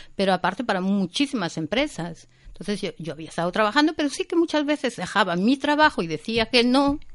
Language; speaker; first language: Spanish; native; Spanish